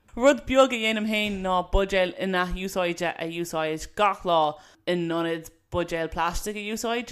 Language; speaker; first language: Irish; non-native, local second language; English